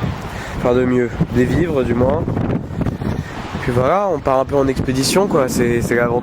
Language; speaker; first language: French; native; French